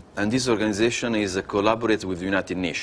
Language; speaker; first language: English; non-native, learner; Italian